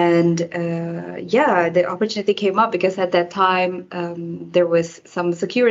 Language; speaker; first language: English; non-native, fluent; Indonesian